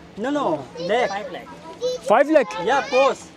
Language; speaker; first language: English; non-native, learner; Hindi